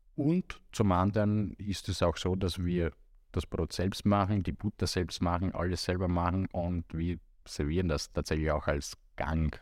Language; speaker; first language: German; non-native, fluent; Romanian